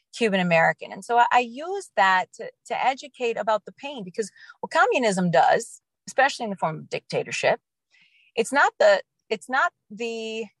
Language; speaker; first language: English; native; English